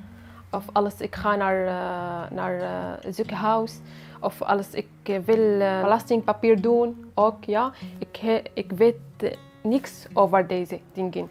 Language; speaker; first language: Dutch; non-native, learner; Arabic